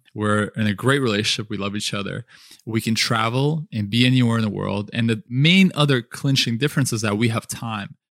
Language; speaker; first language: English; early bilingual, other home language; Russian